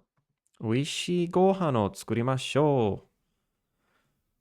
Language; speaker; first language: Japanese; non-native, learner; English